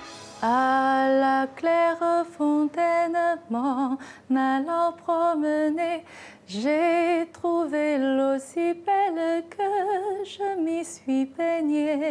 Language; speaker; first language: French; non-native, fluent; Chinese